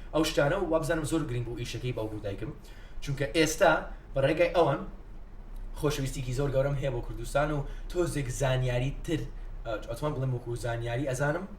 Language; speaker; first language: Central Kurdish; non-native, fluent; English